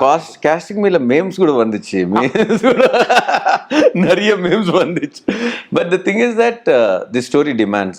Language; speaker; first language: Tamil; non-native, learner; Telugu